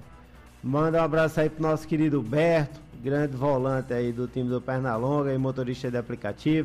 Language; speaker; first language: Portuguese; native; Portuguese